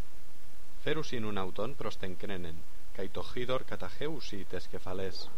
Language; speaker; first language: Greek; non-native, fluent; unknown